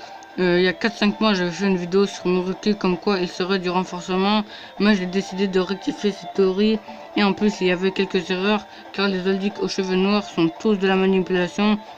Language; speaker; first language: French; native; French